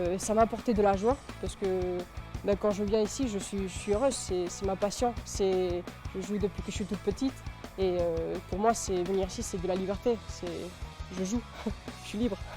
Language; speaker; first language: French; non-native, fluent; Spanish